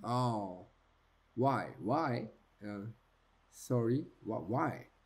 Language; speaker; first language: English; non-native, learner; Japanese